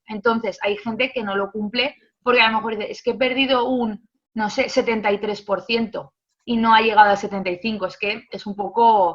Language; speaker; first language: Spanish; native; Spanish